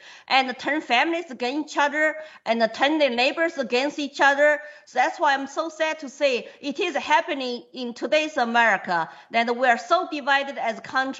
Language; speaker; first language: English; non-native, fluent; Chinese